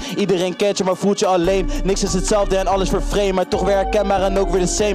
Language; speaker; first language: Dutch; native; Dutch